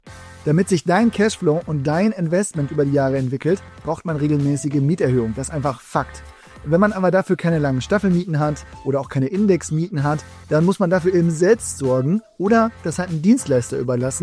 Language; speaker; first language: German; native; German